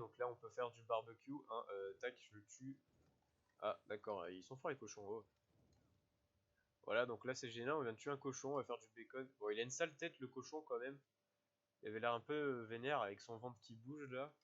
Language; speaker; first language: French; native; French